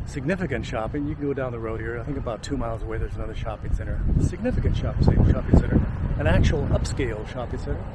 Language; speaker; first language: English; native; English